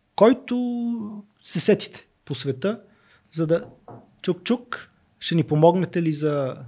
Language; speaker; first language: Bulgarian; native; Bulgarian